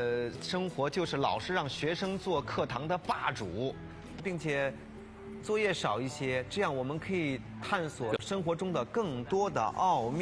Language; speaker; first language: Chinese; native; Chinese